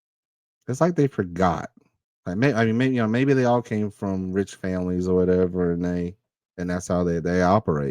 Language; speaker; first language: English; native; English